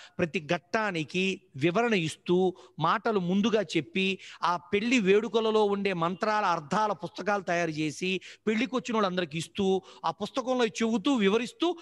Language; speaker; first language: Telugu; native; Telugu